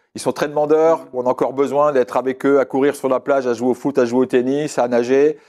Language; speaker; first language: French; native; French